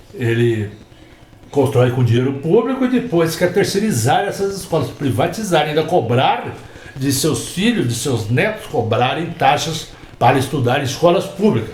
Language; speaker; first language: Portuguese; native; Portuguese